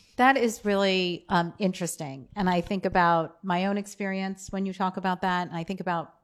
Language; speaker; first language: English; native; English